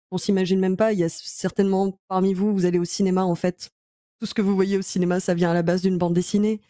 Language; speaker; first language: French; native; French